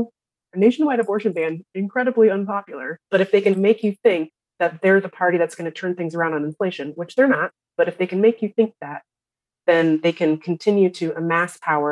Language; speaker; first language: English; native; English